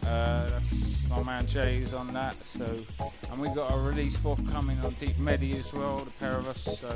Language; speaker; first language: English; native; English